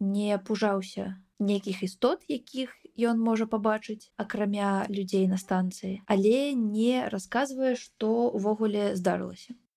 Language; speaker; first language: Belarusian; non-native, local second language; Russian